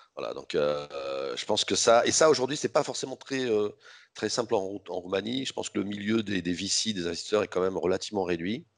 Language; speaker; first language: French; native; French